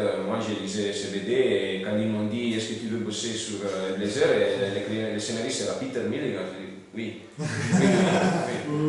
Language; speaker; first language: French; non-native, learner; Italian